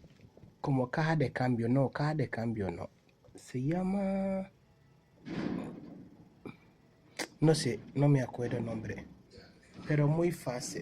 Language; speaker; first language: Spanish; non-native, learner; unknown